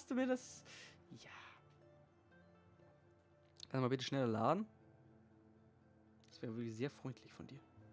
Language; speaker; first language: German; native; German